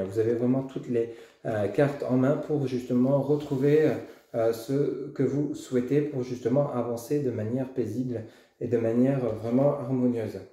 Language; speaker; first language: French; native; French